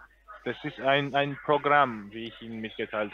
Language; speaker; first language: German; non-native, learner; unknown